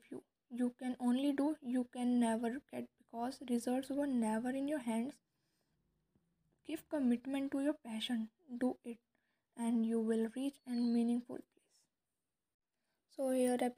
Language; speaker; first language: English; non-native, local second language; Hindi